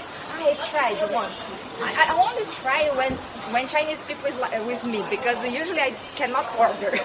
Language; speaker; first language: English; non-native, fluent; Portuguese